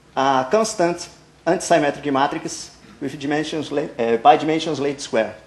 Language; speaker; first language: English; non-native, learner; Portuguese